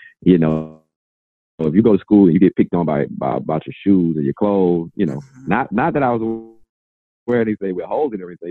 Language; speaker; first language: English; native; English